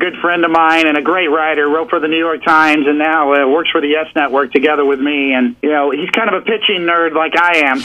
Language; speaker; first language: English; native; English